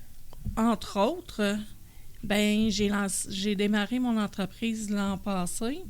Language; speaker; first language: French; native; French